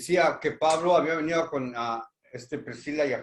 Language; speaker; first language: Spanish; native; Spanish